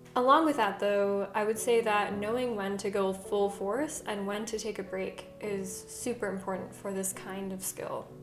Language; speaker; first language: English; native; English